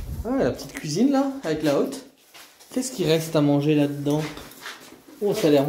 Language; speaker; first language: French; native; French